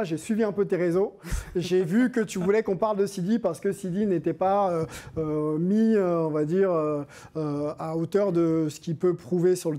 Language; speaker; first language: French; native; French